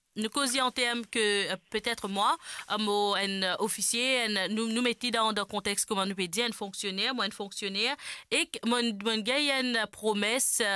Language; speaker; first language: French; non-native, local second language; Morisyen